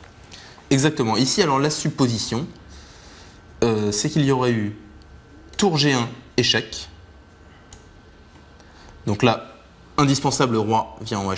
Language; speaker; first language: French; native; French